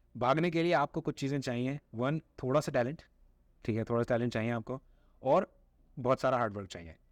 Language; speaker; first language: Urdu; native; Urdu